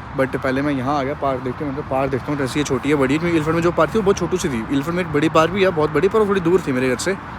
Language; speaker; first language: Hindi; native; Hindi